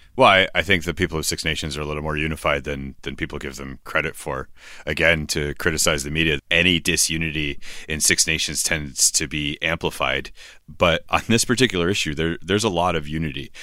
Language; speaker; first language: English; native; English